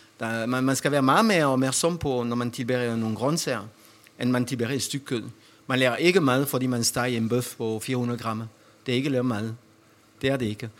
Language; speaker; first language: Danish; non-native, fluent; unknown